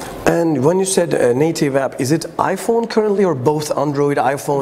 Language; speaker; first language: English; non-native, fluent; Turkish